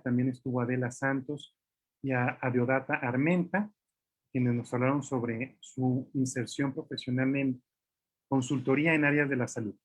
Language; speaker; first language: Spanish; native; Spanish